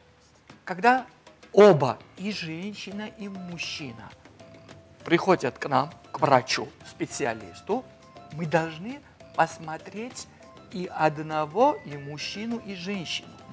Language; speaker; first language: Russian; non-native, fluent; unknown